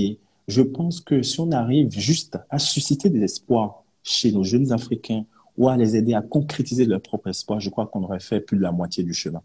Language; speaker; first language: French; non-native, local second language; Yoruba